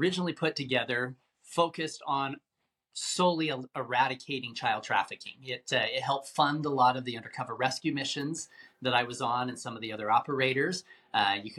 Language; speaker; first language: English; native; English